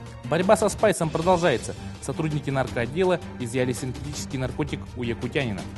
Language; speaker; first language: Russian; native; Russian